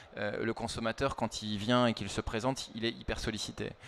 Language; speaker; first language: French; native; French